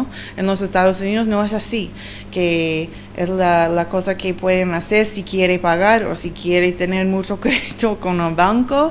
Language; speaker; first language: Spanish; non-native, learner; English